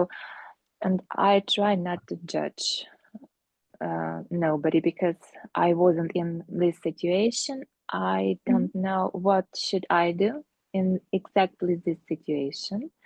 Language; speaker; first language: English; non-native, fluent; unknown